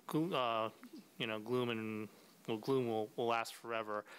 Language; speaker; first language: English; native; English